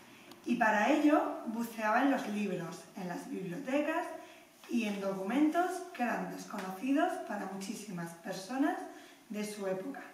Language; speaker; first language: Spanish; native; Spanish